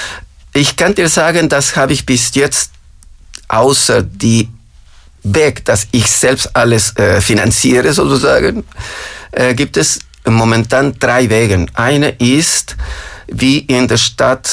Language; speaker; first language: German; non-native, fluent; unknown